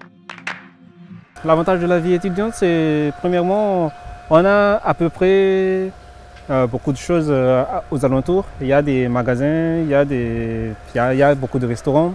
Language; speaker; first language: French; non-native, local second language; Malagasy